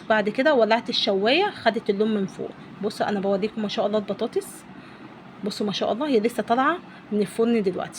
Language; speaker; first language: Arabic; native; Arabic